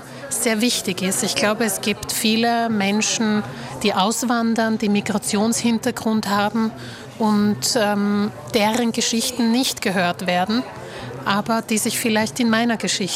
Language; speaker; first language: German; early bilingual, other home language; Slovak